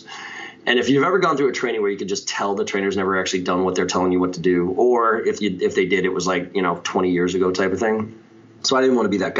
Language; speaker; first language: English; native; English